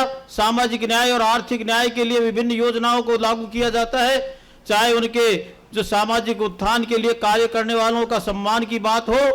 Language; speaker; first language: Hindi; native; Hindi